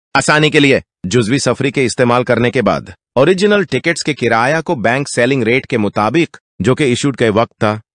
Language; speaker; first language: Urdu; native; Urdu